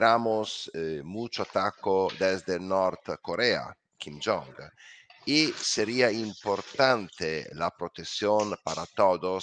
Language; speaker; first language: Spanish; non-native, learner; Italian